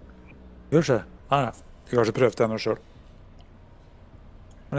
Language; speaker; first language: Norwegian; native; Norwegian